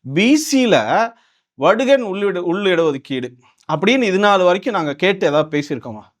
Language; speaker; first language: Tamil; non-native, local second language; Telugu